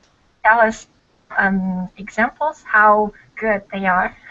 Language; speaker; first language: English; non-native, learner; Korean